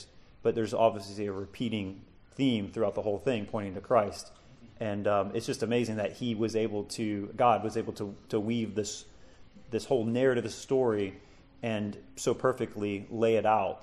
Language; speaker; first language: English; native; English